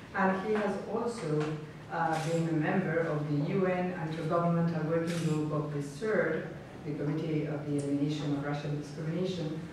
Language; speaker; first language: English; non-native, fluent; Spanish